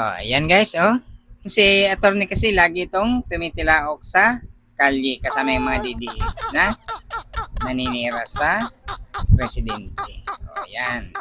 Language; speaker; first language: Filipino; native; Filipino